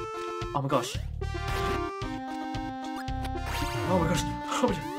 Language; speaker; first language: English; native; English